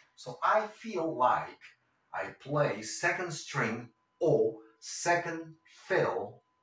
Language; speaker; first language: English; non-native, fluent; Spanish